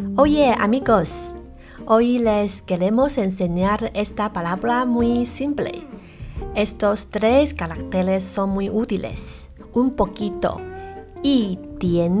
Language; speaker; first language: Spanish; non-native, fluent; Chinese